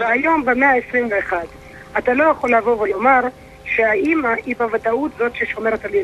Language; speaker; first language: Hebrew; native; Hebrew